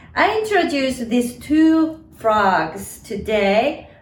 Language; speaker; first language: English; non-native, fluent; Japanese